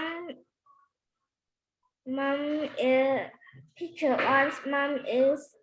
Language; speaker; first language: English; non-native, learner; Vietnamese